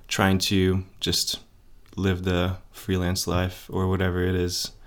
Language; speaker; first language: English; early bilingual, other home language; Polish